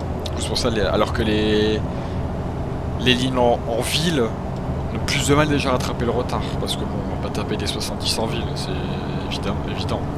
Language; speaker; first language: French; native; French